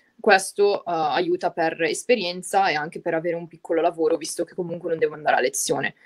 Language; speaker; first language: Italian; native; Italian